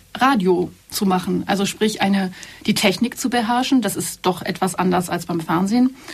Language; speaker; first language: German; native; German